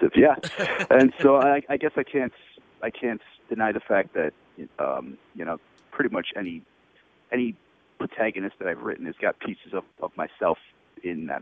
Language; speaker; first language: English; native; English